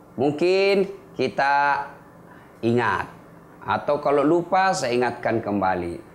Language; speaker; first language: Indonesian; native; Indonesian